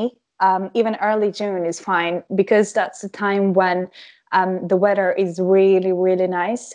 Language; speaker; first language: English; non-native, fluent; Croatian